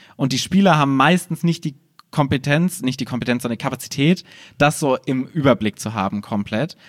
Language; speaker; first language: German; native; German